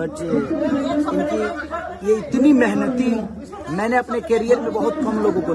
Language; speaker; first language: Hindi; non-native, local second language; Bhojpuri